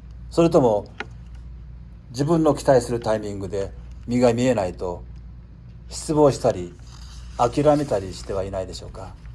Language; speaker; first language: Japanese; native; Japanese